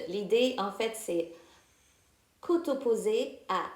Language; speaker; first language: French; non-native, fluent; English